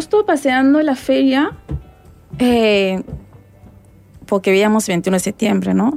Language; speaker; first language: Spanish; non-native, fluent; Rundi